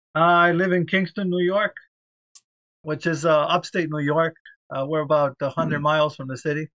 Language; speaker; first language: English; early bilingual, other home language; Spanish